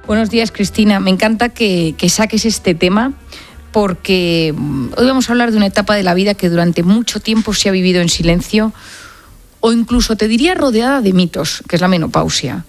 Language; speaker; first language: Spanish; native; Spanish